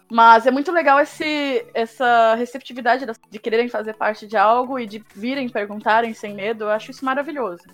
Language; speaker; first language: Portuguese; native; Portuguese